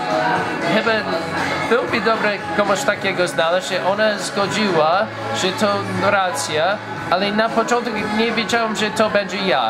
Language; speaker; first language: Polish; non-native, learner; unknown